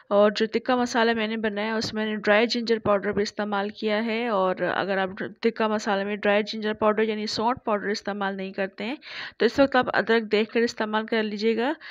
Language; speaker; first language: Urdu; native; Urdu